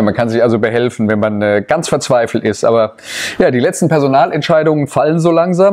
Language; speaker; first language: German; native; German